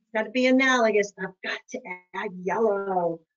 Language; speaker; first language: English; native; English